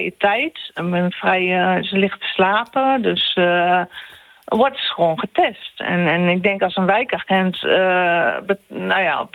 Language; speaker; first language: Dutch; native; Dutch